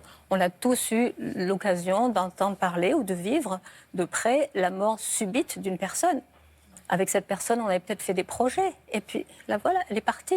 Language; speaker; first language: French; native; French